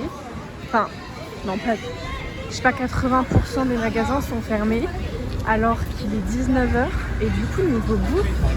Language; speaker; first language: French; native; French